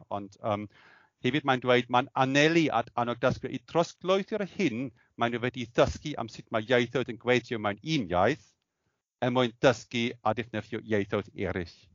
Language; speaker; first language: Welsh; non-native, fluent; German